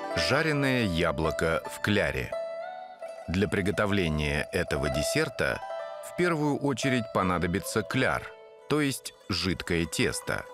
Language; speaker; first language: Russian; native; Russian